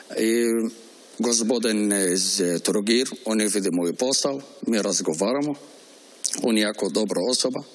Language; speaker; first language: Serbian; non-native, learner; Arabic